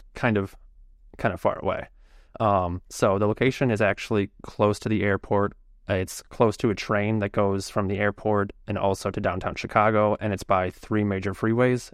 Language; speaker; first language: English; native; English